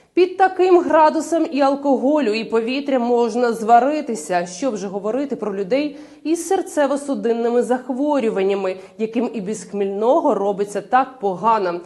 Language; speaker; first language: Ukrainian; native; Ukrainian